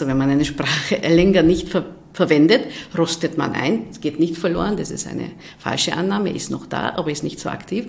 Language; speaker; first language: German; non-native, fluent; Hungarian